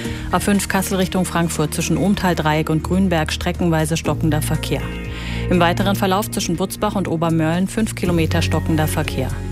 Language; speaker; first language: German; native; German